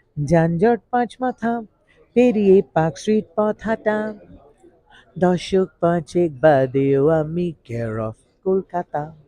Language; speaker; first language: Bangla; non-native, local second language; Tamil